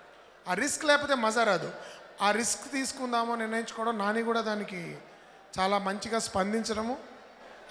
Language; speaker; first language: Telugu; native; Telugu